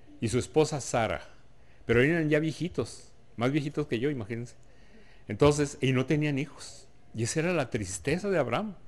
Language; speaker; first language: Spanish; native; Spanish